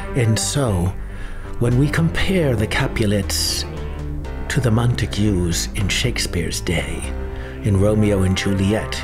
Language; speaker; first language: English; native; English